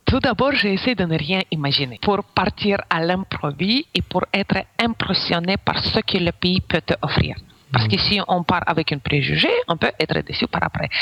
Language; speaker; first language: French; non-native, fluent; Ukrainian